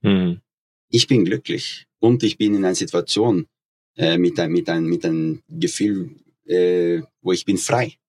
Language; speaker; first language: German; non-native, learner; Norwegian